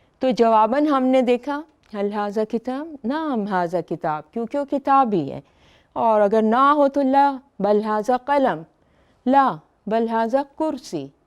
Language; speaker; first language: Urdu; native; Urdu